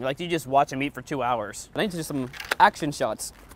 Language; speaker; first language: English; native; English